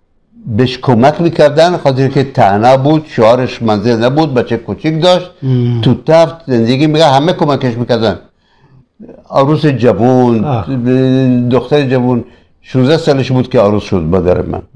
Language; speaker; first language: Persian; early bilingual, other home language; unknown